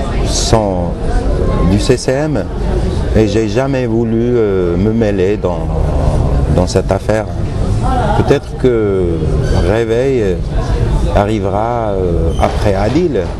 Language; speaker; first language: French; non-native, local second language; Arabic